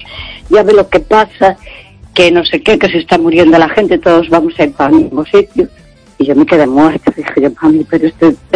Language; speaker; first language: Spanish; native; Spanish